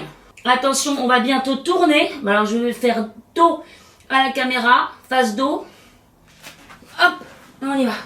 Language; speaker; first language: French; native; French